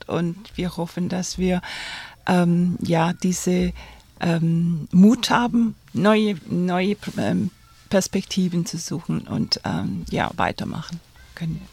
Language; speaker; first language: German; non-native, fluent; Spanish